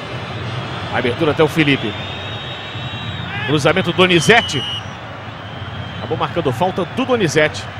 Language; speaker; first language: Portuguese; native; Portuguese